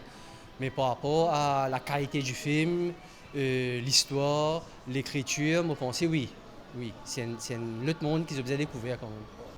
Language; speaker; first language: French; non-native, local second language; Morisyen